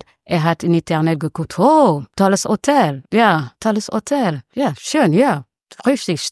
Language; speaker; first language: German; non-native, learner; French